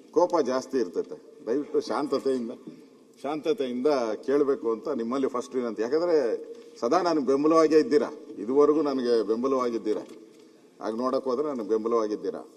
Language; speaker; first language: Kannada; native; Kannada